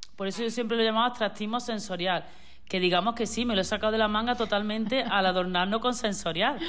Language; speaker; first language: Spanish; native; Spanish